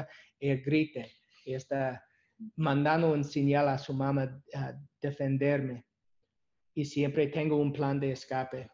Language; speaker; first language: Spanish; non-native, learner; English